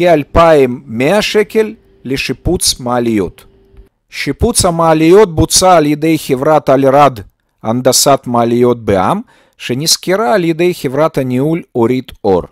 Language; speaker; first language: Hebrew; native; Hebrew